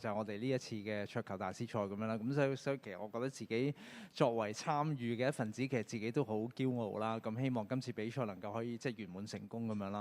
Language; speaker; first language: Cantonese; native; Cantonese